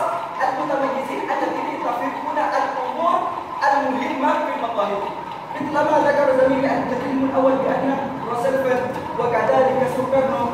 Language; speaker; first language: Arabic; non-native, learner; Indonesian